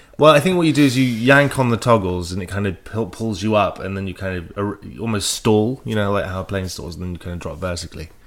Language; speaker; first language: English; native; English